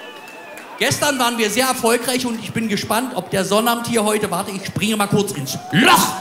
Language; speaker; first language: German; native; German